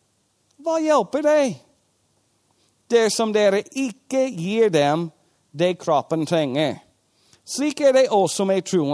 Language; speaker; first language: Norwegian; non-native, fluent; English